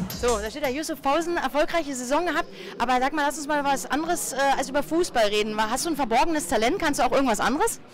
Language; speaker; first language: German; native; German